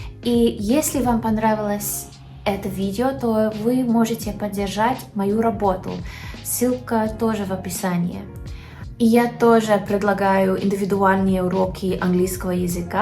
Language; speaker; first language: Russian; non-native, learner; English